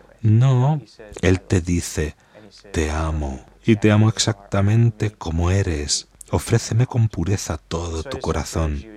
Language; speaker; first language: Spanish; non-native, fluent; English